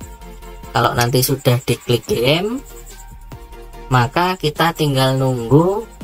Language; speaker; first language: Indonesian; native; Indonesian